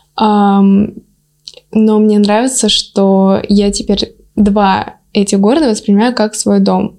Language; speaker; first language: Russian; early bilingual, other home language; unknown